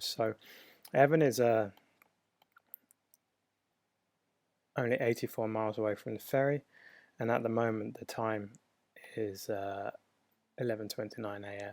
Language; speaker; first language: English; native; English